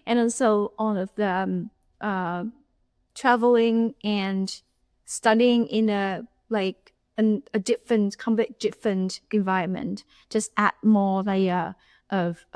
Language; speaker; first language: English; non-native, fluent; Vietnamese